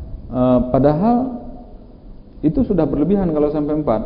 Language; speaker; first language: Malay; native; Malay